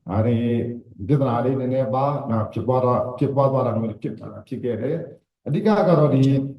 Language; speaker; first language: Burmese; non-native, local second language; Shwe Palaung